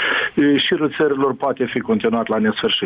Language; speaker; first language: Romanian; native; Romanian